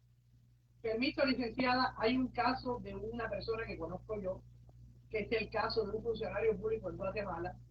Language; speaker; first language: Spanish; native; Spanish